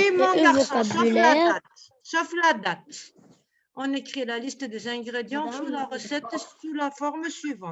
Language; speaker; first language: French; non-native, local second language; Arabic